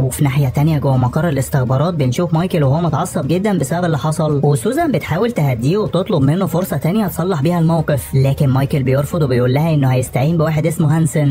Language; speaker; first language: Arabic; native; Arabic